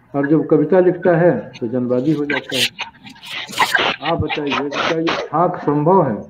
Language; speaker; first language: Hindi; native; Hindi